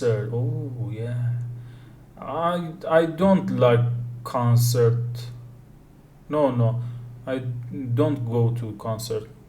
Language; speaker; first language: English; non-native, learner; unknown